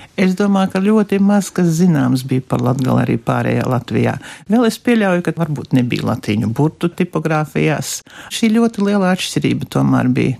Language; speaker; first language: Latvian; native; Latvian